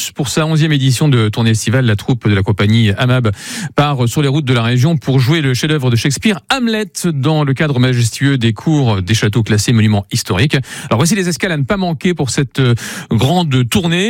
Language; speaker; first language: French; native; French